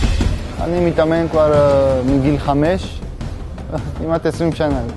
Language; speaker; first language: Hebrew; non-native, learner; Georgian